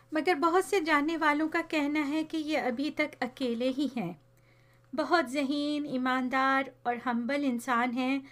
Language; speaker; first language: Urdu; native; Urdu